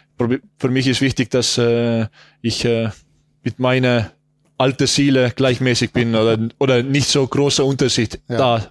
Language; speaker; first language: German; non-native, learner; Estonian